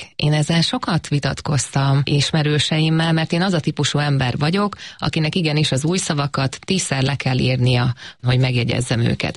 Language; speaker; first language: Hungarian; native; Hungarian